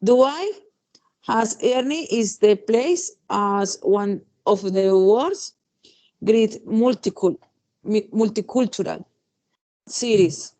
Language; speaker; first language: English; non-native, learner; Spanish